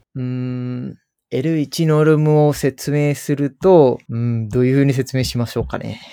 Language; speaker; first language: Japanese; non-native, fluent; Sinhala